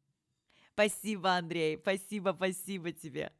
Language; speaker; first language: Russian; early bilingual, heritage; Russian